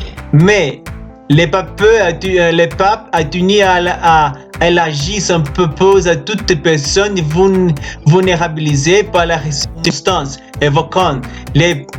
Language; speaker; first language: French; non-native, learner; Spanish